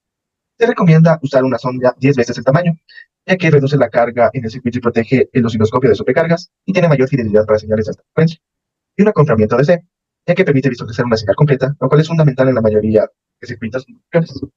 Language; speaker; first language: Spanish; native; Spanish